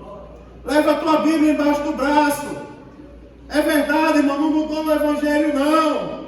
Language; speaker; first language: Portuguese; native; Portuguese